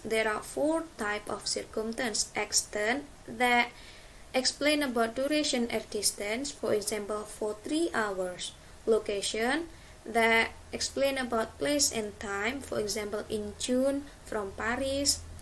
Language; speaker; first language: English; non-native, learner; Indonesian